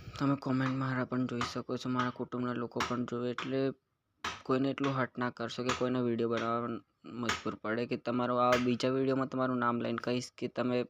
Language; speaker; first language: Gujarati; non-native, local second language; Bhili